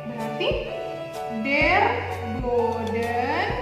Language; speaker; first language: German; non-native, fluent; Indonesian